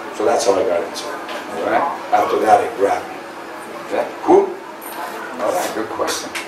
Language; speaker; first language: English; native; English